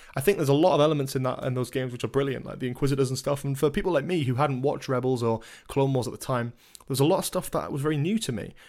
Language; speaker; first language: English; native; English